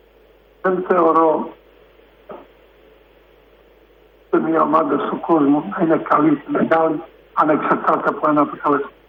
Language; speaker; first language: Greek; non-native, fluent; Serbian